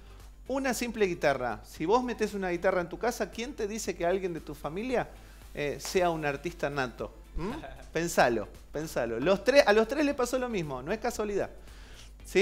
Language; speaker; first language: Spanish; native; Spanish